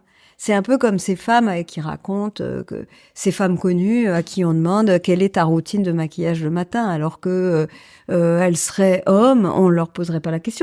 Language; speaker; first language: French; native; French